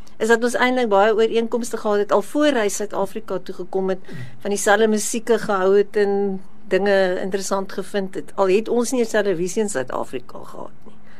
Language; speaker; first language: Afrikaans; native; Afrikaans